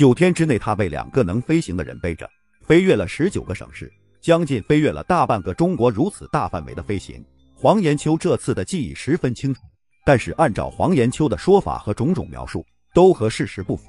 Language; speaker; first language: Chinese; native; Chinese